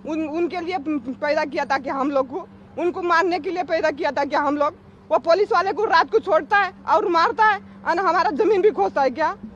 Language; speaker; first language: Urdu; non-native, local second language; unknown